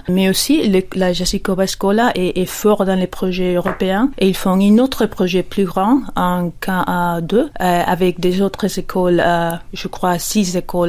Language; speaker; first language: French; non-native, fluent; Spanish